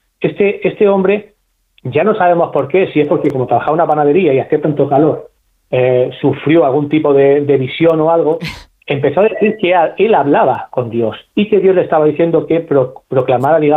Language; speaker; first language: Spanish; native; Spanish